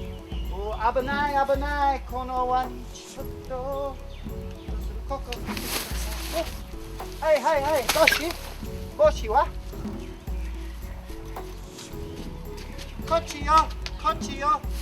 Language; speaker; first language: Japanese; non-native, learner; English